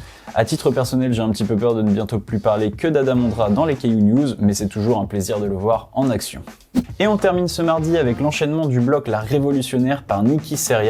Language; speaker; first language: French; native; French